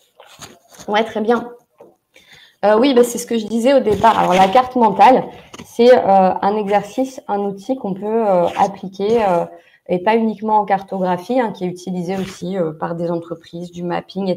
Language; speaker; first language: French; native; French